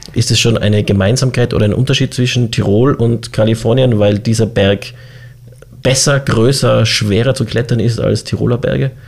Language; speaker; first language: German; native; German